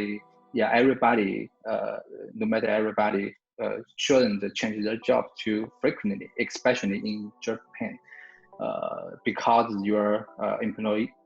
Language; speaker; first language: English; non-native, learner; Chinese